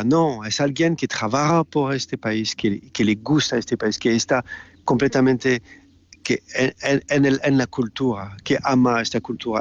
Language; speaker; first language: Spanish; non-native, learner; French